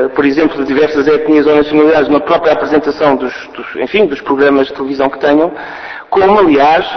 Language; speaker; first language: Portuguese; native; Portuguese